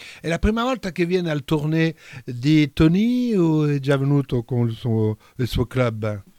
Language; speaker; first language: Italian; early bilingual, heritage; Italian